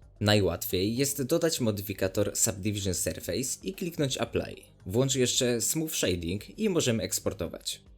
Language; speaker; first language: Polish; native; Polish